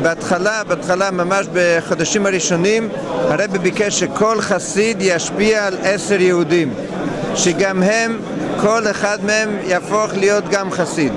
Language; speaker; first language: Hebrew; non-native, fluent; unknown